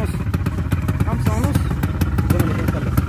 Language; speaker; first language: Arabic; native; Arabic